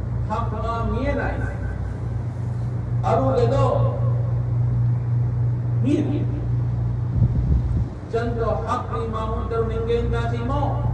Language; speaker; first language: Japanese; non-native, learner; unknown